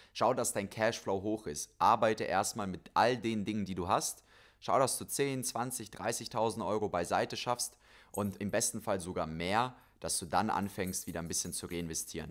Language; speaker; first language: German; native; German